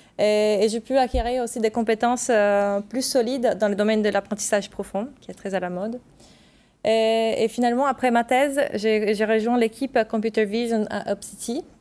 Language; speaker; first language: French; non-native, fluent; Portuguese